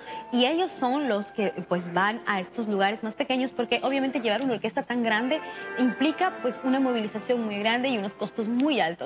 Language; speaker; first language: Spanish; native; Spanish